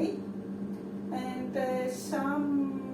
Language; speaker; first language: English; non-native, learner; Greek